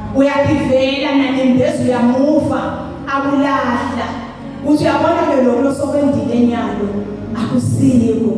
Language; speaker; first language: Zulu; non-native, local second language; Swati